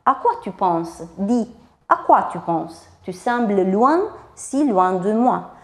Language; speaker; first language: French; non-native, fluent; Romanian